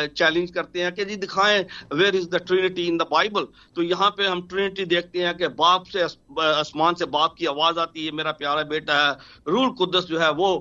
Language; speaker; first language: Urdu; non-native, local second language; Punjabi